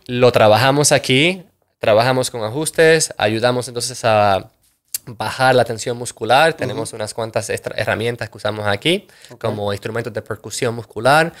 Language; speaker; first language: Spanish; native; Spanish